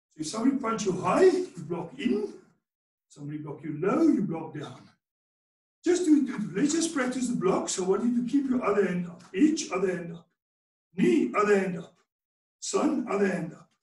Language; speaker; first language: English; non-native, local second language; Afrikaans